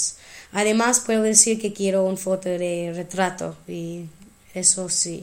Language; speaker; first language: Spanish; non-native, fluent; English